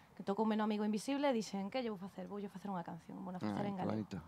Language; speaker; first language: Spanish; native; Spanish